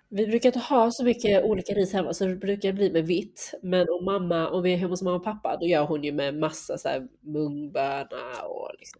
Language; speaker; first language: Swedish; early bilingual, other home language; Chinese